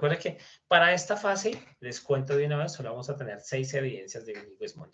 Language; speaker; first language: Spanish; native; Spanish